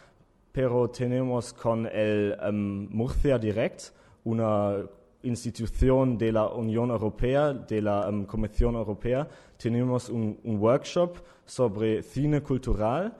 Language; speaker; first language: Spanish; non-native, learner; German